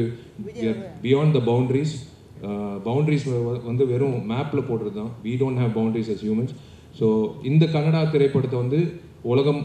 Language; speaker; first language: Tamil; native; Tamil